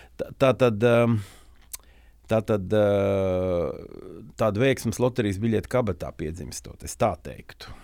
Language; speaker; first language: Latvian; native; Latvian